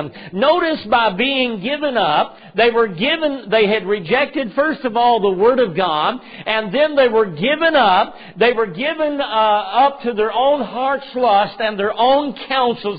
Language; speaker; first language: English; native; English